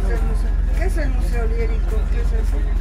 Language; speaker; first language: Spanish; non-native, learner; Indonesian